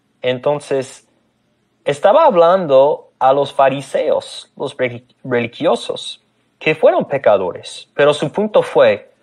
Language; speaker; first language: Spanish; non-native, fluent; English